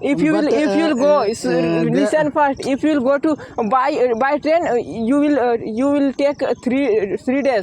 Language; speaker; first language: English; non-native, learner; Hindi